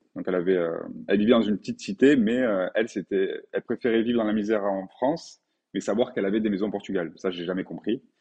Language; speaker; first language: French; native; French